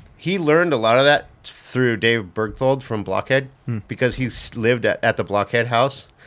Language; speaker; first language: English; native; English